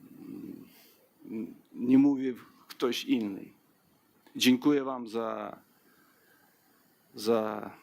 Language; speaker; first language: Polish; non-native, learner; Ukrainian